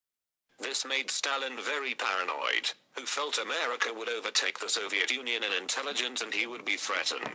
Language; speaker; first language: English; native; English